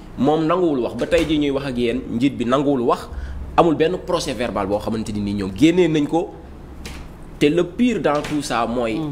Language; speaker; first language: Wolof; non-native, local second language; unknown